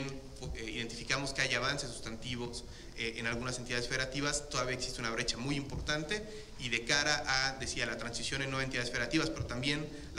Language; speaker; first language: Spanish; native; Spanish